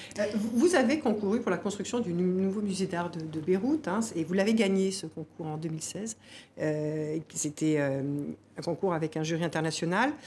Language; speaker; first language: French; native; French